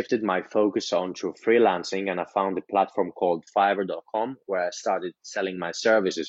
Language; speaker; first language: English; non-native, fluent; Greek